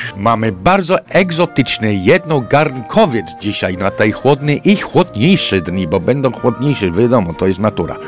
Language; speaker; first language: Polish; non-native, fluent; English